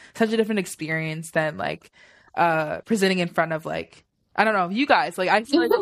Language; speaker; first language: English; early bilingual, other home language; Yoruba